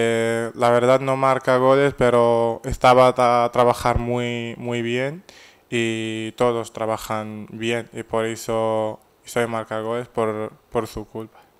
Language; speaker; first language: Spanish; non-native, fluent; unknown